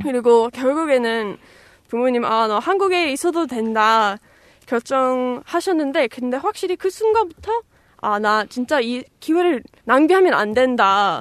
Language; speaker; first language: Korean; non-native, fluent; English